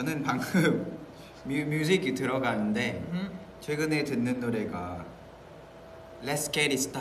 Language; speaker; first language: Korean; non-native, fluent; Vietnamese